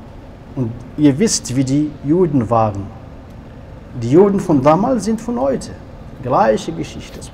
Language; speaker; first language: German; non-native, learner; Arabic